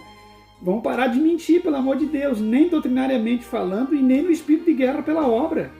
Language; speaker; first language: Portuguese; native; Portuguese